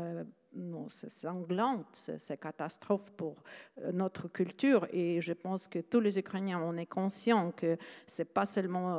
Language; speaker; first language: French; non-native, fluent; Ukrainian